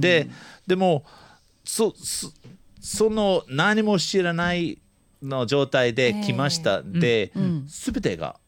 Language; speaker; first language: Japanese; non-native, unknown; English